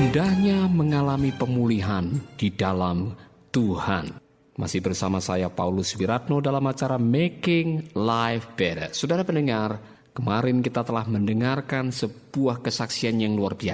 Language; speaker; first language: Indonesian; native; Indonesian